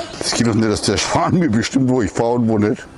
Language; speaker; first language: German; native; German